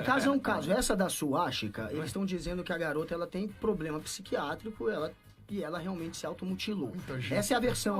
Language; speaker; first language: Portuguese; native; Portuguese